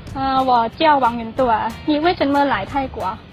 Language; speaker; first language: Chinese; non-native, learner; Thai